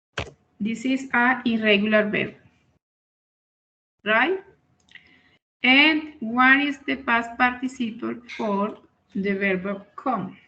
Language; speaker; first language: English; non-native, learner; Spanish